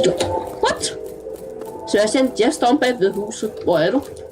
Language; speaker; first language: Danish; native; Danish